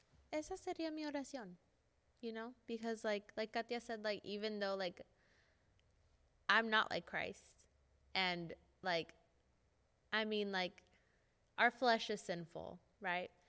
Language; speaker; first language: English; early bilingual, other home language; Spanish